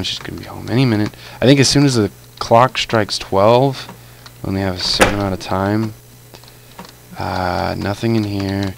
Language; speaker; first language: English; native; English